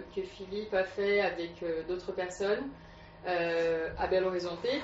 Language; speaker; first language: French; native; French